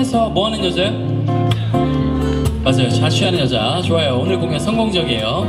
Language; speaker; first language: Korean; native; Korean